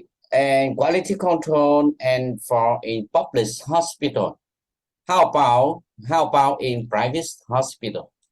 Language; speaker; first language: English; non-native, learner; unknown